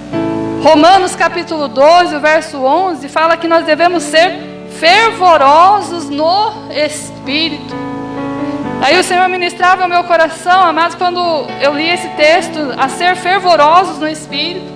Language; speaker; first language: Portuguese; native; Portuguese